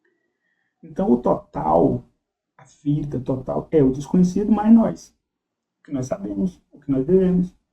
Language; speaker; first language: Portuguese; native; Portuguese